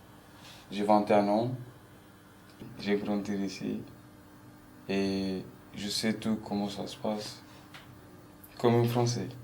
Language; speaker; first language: French; early bilingual, other home language; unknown